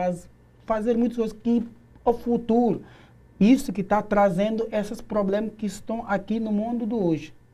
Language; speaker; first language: Portuguese; non-native, learner; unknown